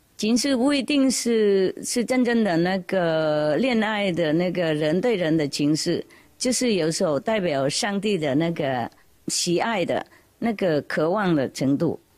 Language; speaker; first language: Chinese; non-native, fluent; Vietnamese